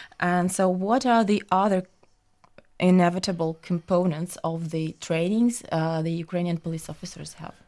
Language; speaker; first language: English; non-native, fluent; Ukrainian